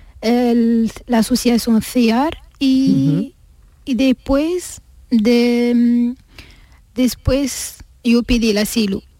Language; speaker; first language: Spanish; non-native, learner; Arabic